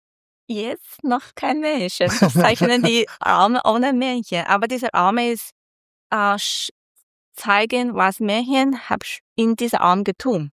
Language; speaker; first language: German; non-native, learner; Chinese